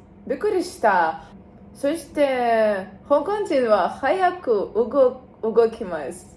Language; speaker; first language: Japanese; non-native, learner; Russian